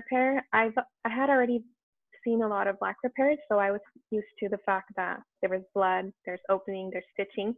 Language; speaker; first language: English; native; English